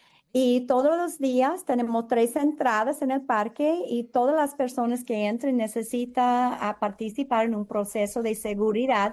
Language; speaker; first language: Spanish; non-native, fluent; English